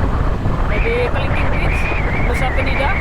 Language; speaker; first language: English; non-native, learner; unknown